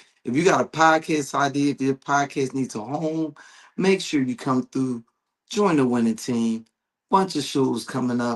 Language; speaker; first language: English; native; English